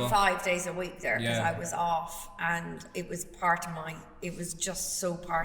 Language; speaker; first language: English; native; English